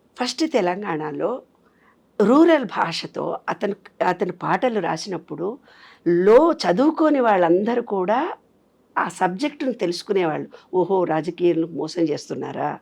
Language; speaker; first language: Telugu; native; Telugu